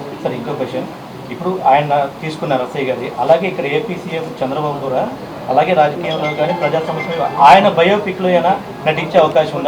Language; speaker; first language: Telugu; native; Telugu